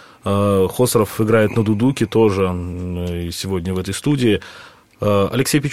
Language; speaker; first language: Russian; native; Russian